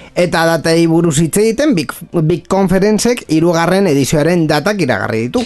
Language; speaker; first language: Basque; non-native, local second language; Spanish